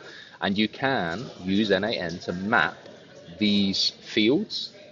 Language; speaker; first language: English; native; English